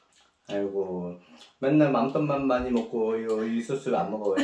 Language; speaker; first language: Vietnamese; non-native, learner; Korean